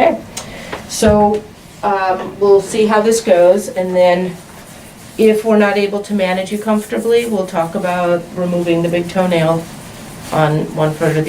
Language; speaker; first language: English; native; English